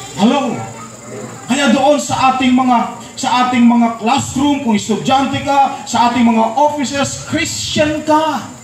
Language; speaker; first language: Filipino; non-native, local second language; Pampanga